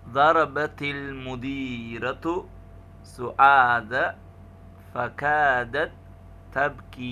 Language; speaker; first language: Arabic; non-native, learner; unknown